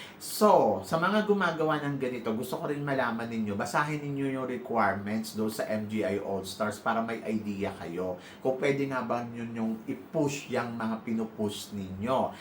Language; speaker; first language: Filipino; native; Filipino